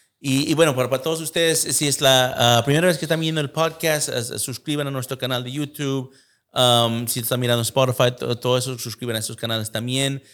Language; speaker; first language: Spanish; early bilingual, heritage; Spanish